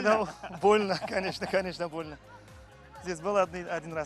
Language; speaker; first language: Russian; non-native, fluent; Uzbek